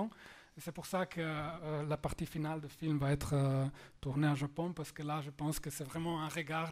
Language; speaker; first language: French; non-native, fluent; Slovenian